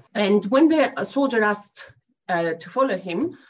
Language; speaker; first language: English; non-native, fluent; Greek